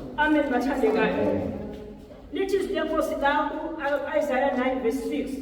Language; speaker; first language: Zulu; native; Zulu